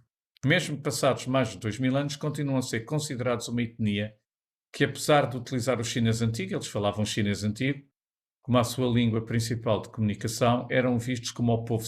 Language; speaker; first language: Portuguese; native; Portuguese